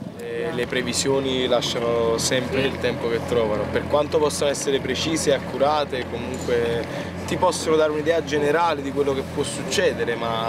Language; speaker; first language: Italian; native; Italian